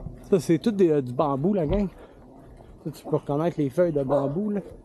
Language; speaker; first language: French; native; French